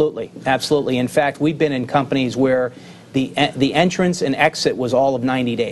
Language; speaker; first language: English; native; English